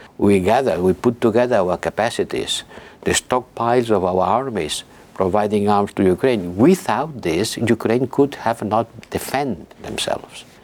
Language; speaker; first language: English; non-native, fluent; Spanish